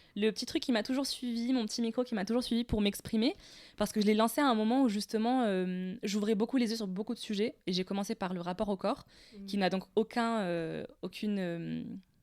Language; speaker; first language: French; non-native, local second language; Arabic